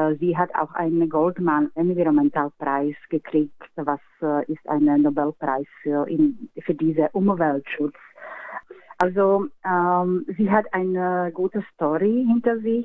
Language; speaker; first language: German; non-native, fluent; Slovak